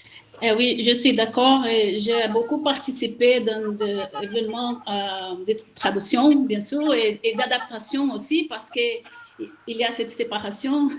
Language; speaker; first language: French; non-native, fluent; Portuguese